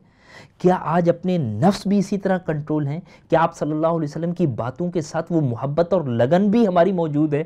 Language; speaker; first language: Urdu; native; Urdu